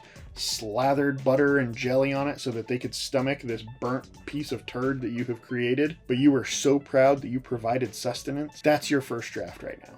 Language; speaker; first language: English; native; English